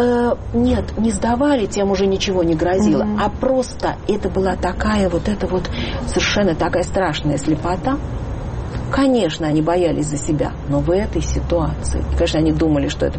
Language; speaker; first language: Russian; native; Russian